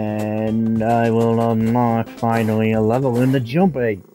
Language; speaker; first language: English; native; English